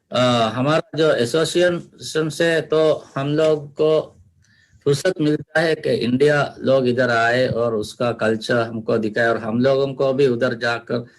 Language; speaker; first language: Hindi; non-native, learner; Divehi